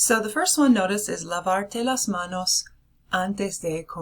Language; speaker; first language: Spanish; non-native, fluent; English